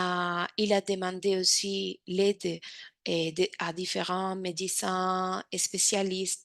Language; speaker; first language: French; non-native, fluent; Spanish